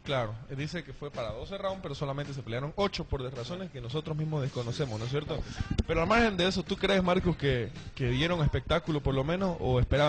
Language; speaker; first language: Spanish; native; Spanish